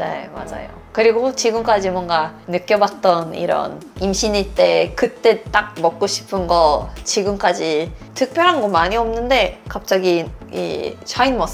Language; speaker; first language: Korean; non-native, fluent; Swedish